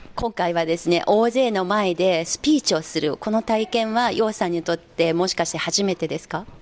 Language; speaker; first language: Japanese; non-native, fluent; Chinese